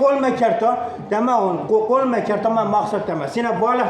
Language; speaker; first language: Finnish; non-native, learner; Turkish